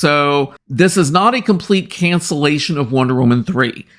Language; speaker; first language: English; native; English